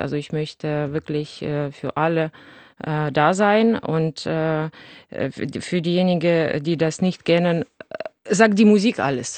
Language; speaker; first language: German; non-native, fluent; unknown